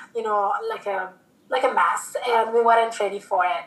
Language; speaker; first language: English; non-native, fluent; Italian